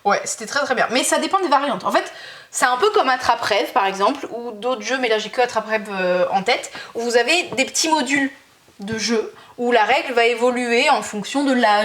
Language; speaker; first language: French; native; French